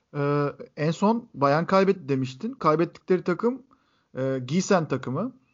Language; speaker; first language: Turkish; native; Turkish